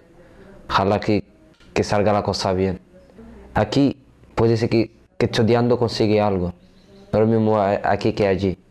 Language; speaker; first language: Spanish; non-native, learner; Arabic